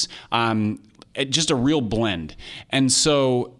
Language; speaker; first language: English; native; English